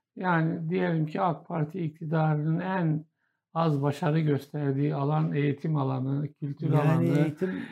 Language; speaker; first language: Turkish; native; Turkish